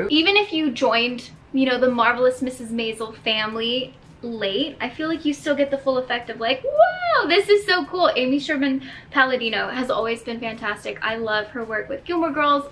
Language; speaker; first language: English; native; English